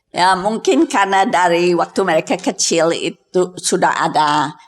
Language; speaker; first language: Indonesian; non-native, fluent; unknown